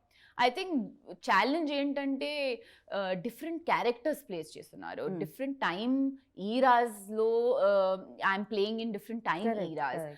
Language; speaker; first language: Telugu; non-native, learner; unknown